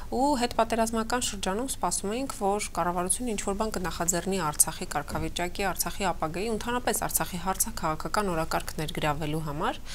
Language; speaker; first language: Armenian; native; Armenian